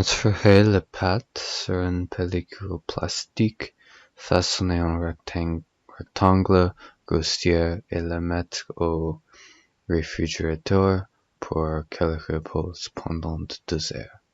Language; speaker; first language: French; non-native, learner; English